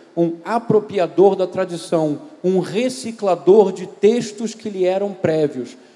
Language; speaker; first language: Portuguese; native; Portuguese